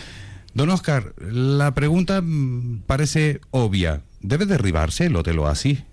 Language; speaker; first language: Spanish; native; Spanish